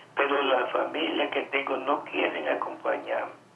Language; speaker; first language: Spanish; native; Spanish